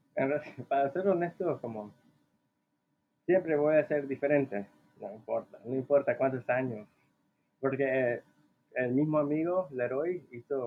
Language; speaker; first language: Spanish; early bilingual, heritage; Spanish